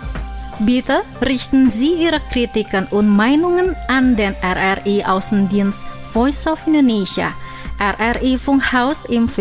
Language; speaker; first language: German; non-native, fluent; Indonesian